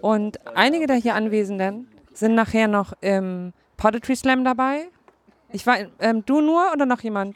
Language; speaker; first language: German; native; German